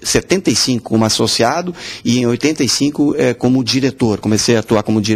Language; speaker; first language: Portuguese; native; Portuguese